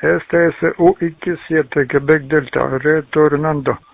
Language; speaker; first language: Spanish; non-native, learner; Russian